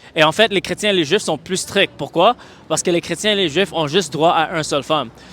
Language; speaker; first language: French; non-native, fluent; English